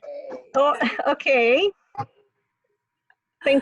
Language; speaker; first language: English; non-native, fluent; Romanian